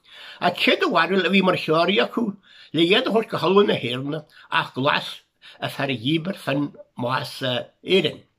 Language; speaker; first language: Irish; native; Irish